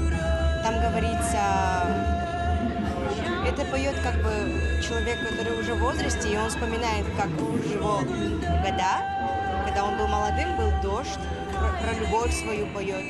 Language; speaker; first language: Russian; non-native, local second language; Kyrgyz